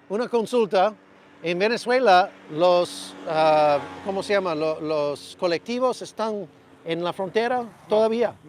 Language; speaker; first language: Spanish; non-native, learner; English